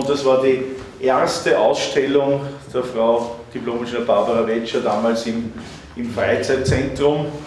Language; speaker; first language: German; native; German